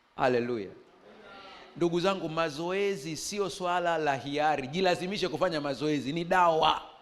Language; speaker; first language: Swahili; native; Swahili